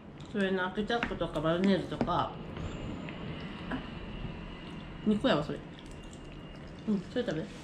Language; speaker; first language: Japanese; native; Japanese